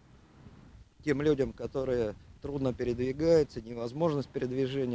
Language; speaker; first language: Russian; native; Russian